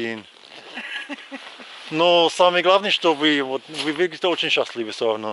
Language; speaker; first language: Russian; non-native, fluent; English